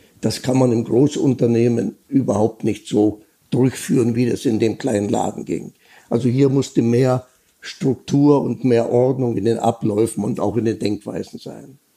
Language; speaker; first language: German; native; German